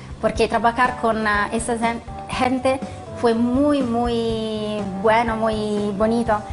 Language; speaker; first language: Spanish; non-native, learner; Italian